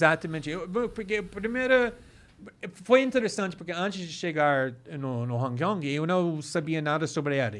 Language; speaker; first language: Portuguese; non-native, fluent; English